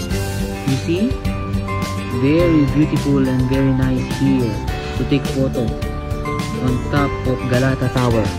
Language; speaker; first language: English; non-native, learner; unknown